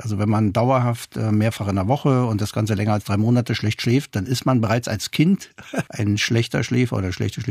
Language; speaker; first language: German; non-native, fluent; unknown